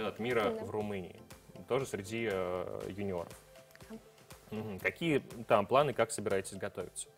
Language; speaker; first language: Russian; native; Russian